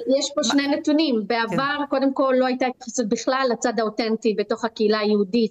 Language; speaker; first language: Hebrew; native; Hebrew